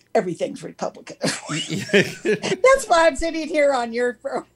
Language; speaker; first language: English; native; English